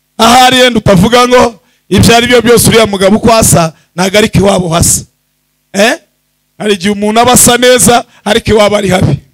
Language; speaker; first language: Kinyarwanda; early bilingual, heritage; Kinyarwanda